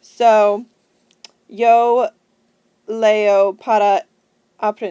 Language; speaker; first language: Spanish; non-native, fluent; English